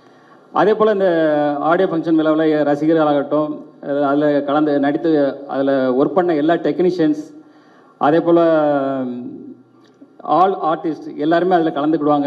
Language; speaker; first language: Tamil; native; Tamil